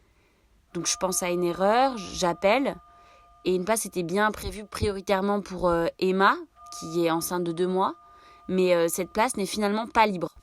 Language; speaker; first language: French; native; French